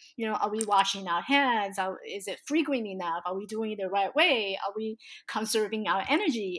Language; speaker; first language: English; early bilingual, other home language; Chinese